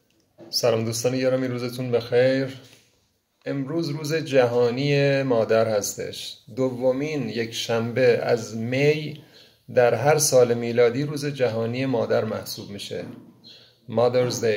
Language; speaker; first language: Persian; native; Persian